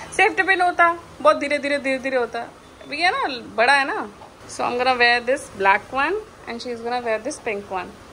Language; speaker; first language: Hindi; non-native, local second language; Bangla